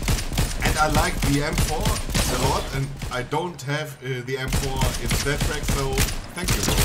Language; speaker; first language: English; non-native, fluent; German